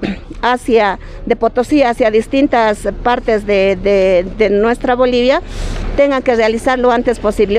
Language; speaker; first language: Spanish; native; Spanish